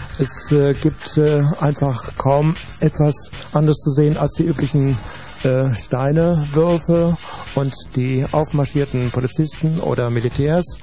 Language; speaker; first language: German; native; German